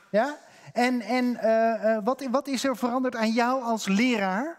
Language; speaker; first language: Dutch; native; Dutch